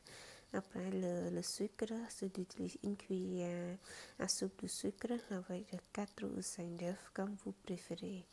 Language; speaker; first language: French; non-native, fluent; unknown